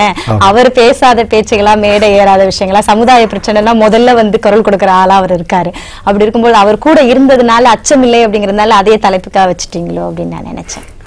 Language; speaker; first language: Tamil; native; Tamil